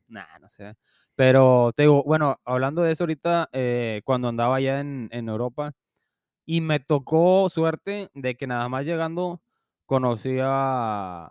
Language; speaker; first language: Spanish; native; Spanish